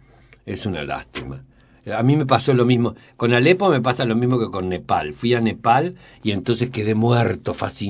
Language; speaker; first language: Spanish; native; Spanish